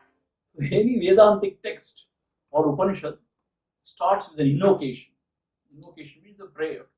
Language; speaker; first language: English; non-native, local second language; Tamil